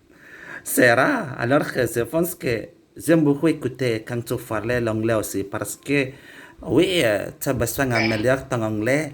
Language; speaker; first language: French; non-native, learner; Indonesian